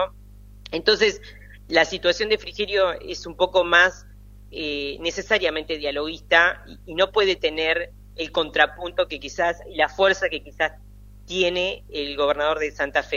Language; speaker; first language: Spanish; native; Spanish